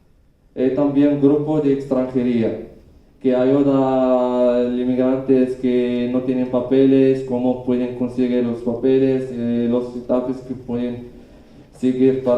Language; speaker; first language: Spanish; non-native, learner; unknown